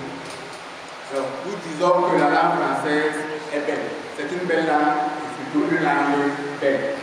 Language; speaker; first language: French; non-native, local second language; Basaa